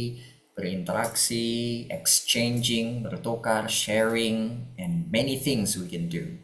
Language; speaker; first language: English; non-native, fluent; Indonesian